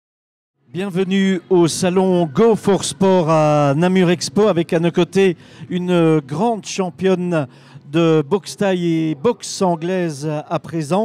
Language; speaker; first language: French; native; French